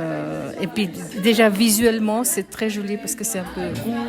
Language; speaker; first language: French; non-native, fluent; Bangla